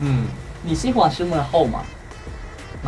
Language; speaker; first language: Chinese; non-native, learner; Malay